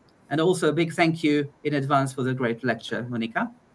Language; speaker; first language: English; non-native, fluent; Polish